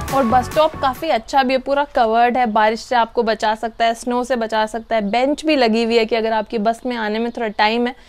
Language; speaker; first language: Hindi; native; Hindi